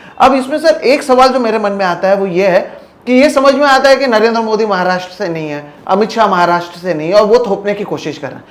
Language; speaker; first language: Hindi; native; Hindi